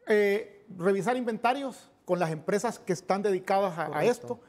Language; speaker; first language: Spanish; native; Spanish